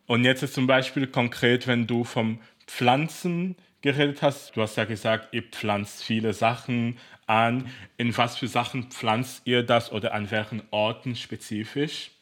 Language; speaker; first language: German; native; German